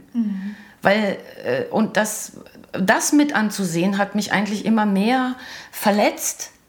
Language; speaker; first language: German; early bilingual, other home language; Croatian